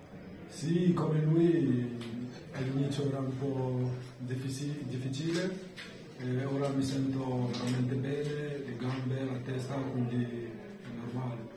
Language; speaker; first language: Italian; non-native, learner; French